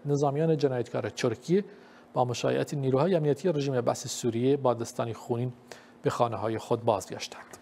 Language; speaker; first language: Persian; non-native, local second language; Kurdish